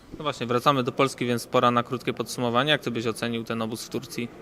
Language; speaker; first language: Polish; native; Polish